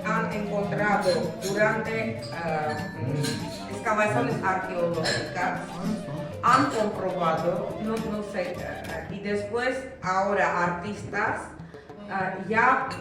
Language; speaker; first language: Spanish; non-native, fluent; Armenian